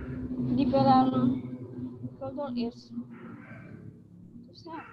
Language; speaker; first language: English; non-native, learner; Indonesian